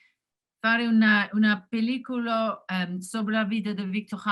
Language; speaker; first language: Spanish; non-native, learner; English